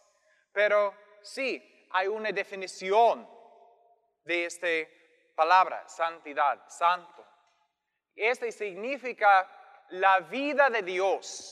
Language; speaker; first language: Spanish; non-native, fluent; English